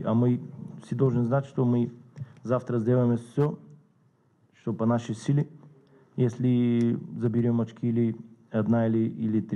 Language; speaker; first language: Russian; non-native, learner; Bulgarian